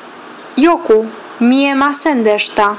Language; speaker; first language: Japanese; non-native, learner; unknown